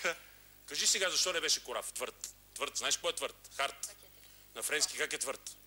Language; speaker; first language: Bulgarian; native; Bulgarian